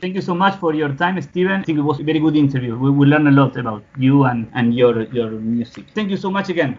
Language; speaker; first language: English; non-native, fluent; Spanish